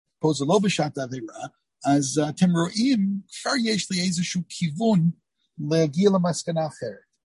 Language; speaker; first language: Hebrew; non-native, fluent; English